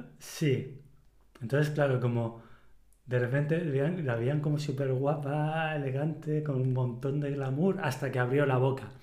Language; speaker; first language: Spanish; native; Spanish